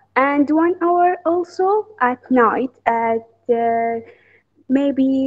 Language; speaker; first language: English; non-native, fluent; Arabic